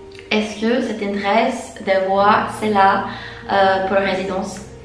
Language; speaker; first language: French; non-native, fluent; English